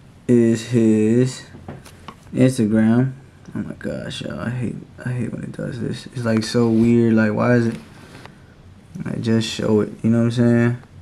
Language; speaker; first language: English; early bilingual, other home language; Spanish